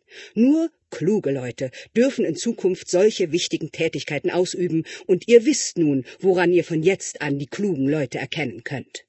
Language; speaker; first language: German; native; German